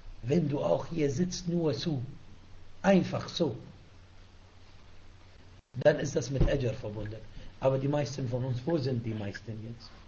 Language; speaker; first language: German; non-native, fluent; Arabic